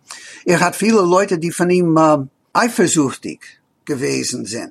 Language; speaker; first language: German; non-native, fluent; English